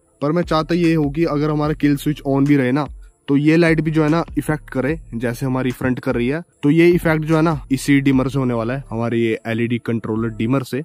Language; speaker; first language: Hindi; native; Hindi